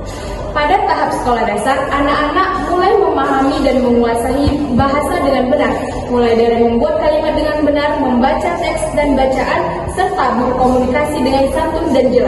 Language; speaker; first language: Indonesian; native; Indonesian